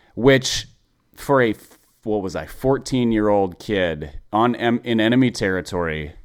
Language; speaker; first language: English; native; English